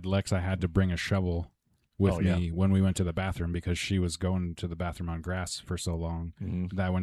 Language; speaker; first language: English; native; English